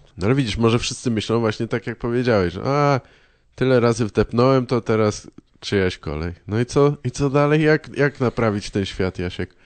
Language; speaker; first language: Polish; native; Polish